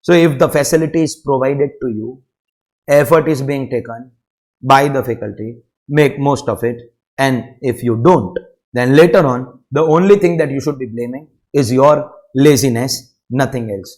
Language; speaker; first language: English; non-native, local second language; Hindi